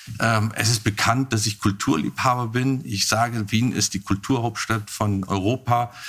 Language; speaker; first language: German; native; German